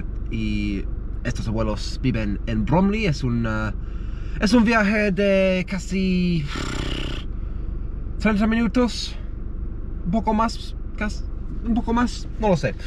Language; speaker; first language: Spanish; non-native, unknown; English